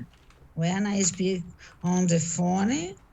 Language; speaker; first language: English; non-native, learner; Portuguese